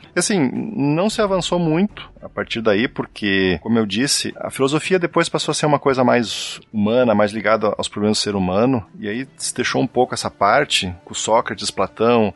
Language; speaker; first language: Portuguese; native; Portuguese